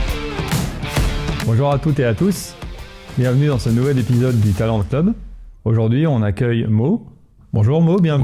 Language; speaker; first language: French; native; French